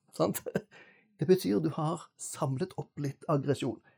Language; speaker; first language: Norwegian; native; Norwegian